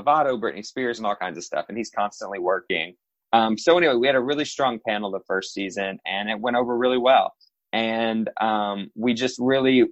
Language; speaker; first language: English; native; English